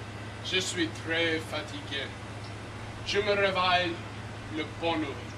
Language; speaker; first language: French; non-native, learner; English